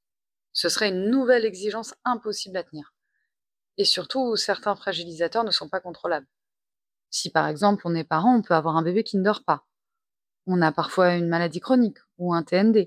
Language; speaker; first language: French; native; French